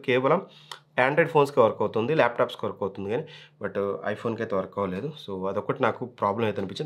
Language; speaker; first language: Telugu; native; Telugu